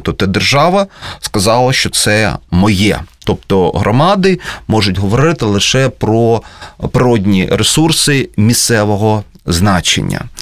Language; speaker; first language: Ukrainian; native; Ukrainian